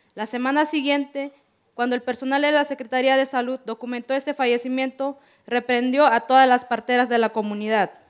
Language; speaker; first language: Spanish; non-native, local second language; Tzeltal